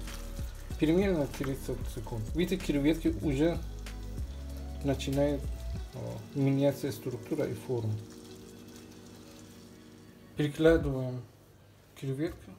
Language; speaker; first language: Russian; non-native, fluent; Persian